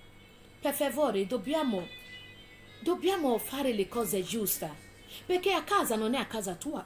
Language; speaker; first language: Italian; non-native, fluent; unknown